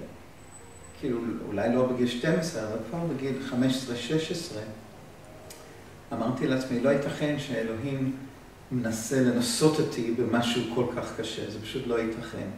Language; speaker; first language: Hebrew; non-native, fluent; English